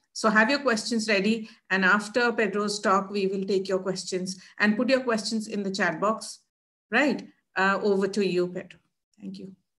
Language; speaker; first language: English; non-native, local second language; Odia